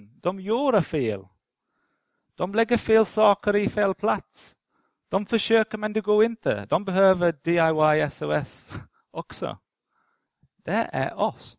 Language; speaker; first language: Swedish; non-native, fluent; English